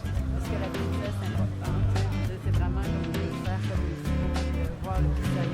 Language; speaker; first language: French; native; French